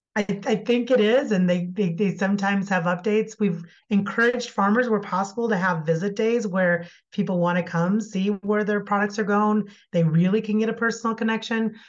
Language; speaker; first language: English; native; English